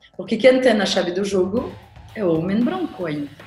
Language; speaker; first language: Portuguese; non-native, fluent; French